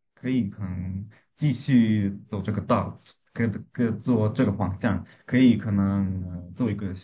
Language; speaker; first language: Chinese; non-native, fluent; Russian